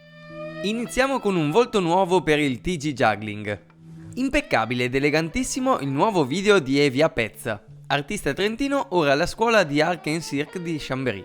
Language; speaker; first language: Italian; native; Italian